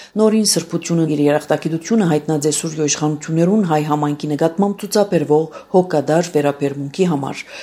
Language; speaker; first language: Armenian; early bilingual, heritage; Armenian